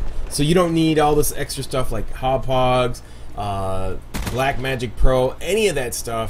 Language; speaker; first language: English; native; English